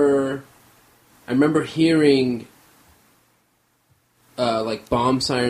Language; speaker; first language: English; early bilingual, other home language; Armenian